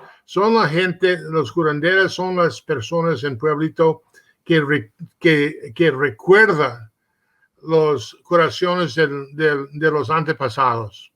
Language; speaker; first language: Spanish; early bilingual, heritage; Spanish